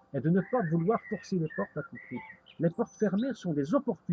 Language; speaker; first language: French; native; French